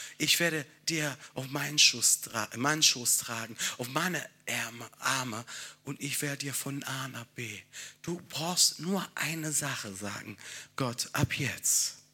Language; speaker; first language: German; non-native, fluent; Italian